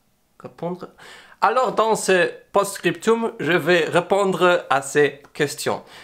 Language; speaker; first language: French; non-native, learner; English